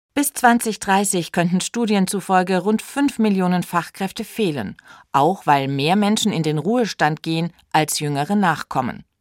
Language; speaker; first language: German; native; German